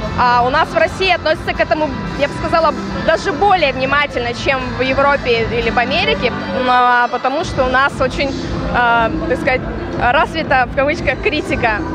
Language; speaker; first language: Russian; native; Russian